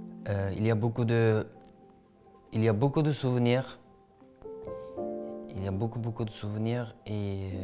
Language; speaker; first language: French; non-native, fluent; Uyghur